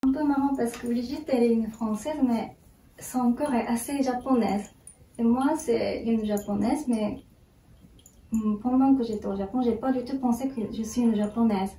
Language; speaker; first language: French; non-native, fluent; Japanese